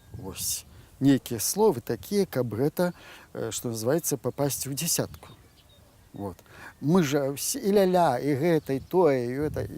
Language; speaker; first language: Belarusian; native; Belarusian